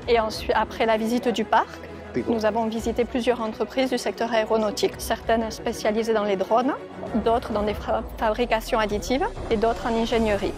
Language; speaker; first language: French; non-native, fluent; Spanish